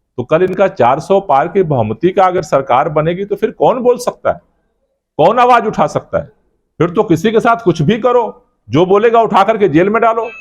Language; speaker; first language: Hindi; native; Hindi